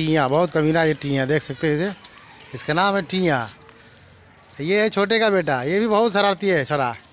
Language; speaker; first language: Hindi; native; Hindi